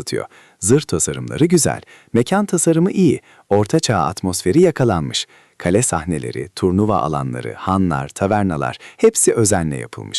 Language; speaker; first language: Turkish; native; Turkish